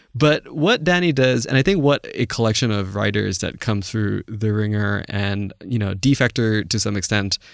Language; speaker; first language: English; non-native, local second language; Chinese